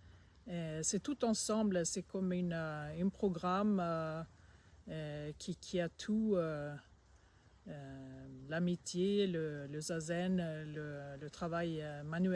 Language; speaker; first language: French; non-native, fluent; Swedish